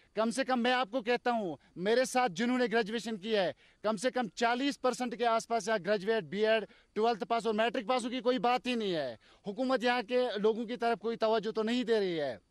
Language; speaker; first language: Hindi; non-native, local second language; Kashmiri